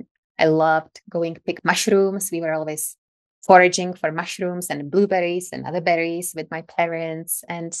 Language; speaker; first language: English; non-native, fluent; Czech